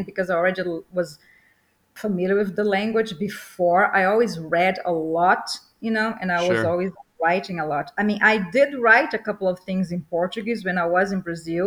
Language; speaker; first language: English; non-native, fluent; Portuguese